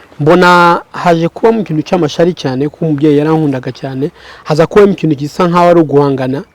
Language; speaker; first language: Kinyarwanda; early bilingual, heritage; Kinyarwanda